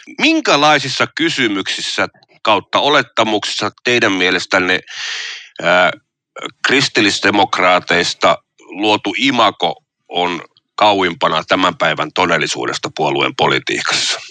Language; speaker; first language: Finnish; native; Finnish